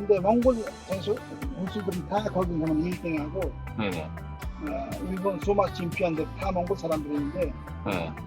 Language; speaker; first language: Korean; non-native, learner; Mongolian